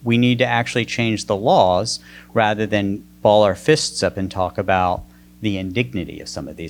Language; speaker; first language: English; native; English